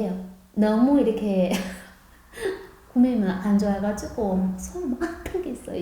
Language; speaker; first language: Korean; non-native, learner; Chinese